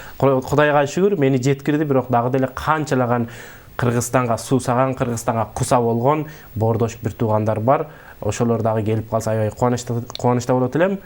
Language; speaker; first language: Kyrgyz; early bilingual, heritage; Kyrgyz